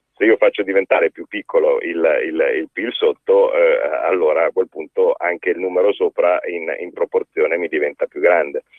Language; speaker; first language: Italian; native; Italian